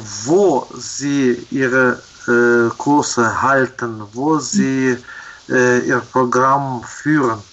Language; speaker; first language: German; non-native, fluent; Ukrainian